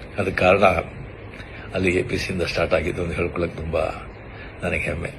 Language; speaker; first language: Kannada; non-native, local second language; Marathi